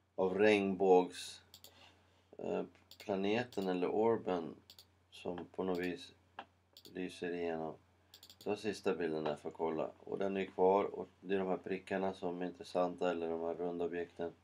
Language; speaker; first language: Swedish; native; Swedish